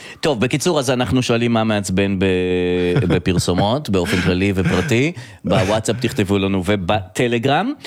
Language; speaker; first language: Hebrew; native; Hebrew